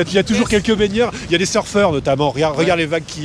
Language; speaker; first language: French; native; French